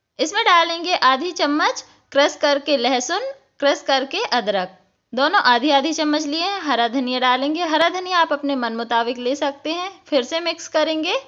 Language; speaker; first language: Hindi; native; Hindi